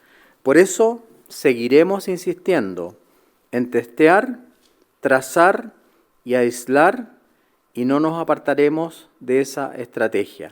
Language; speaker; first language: Spanish; native; Spanish